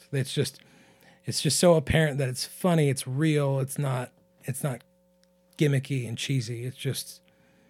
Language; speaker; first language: English; native; English